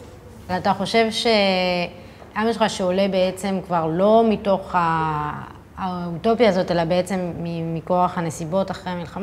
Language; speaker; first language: Hebrew; native; Hebrew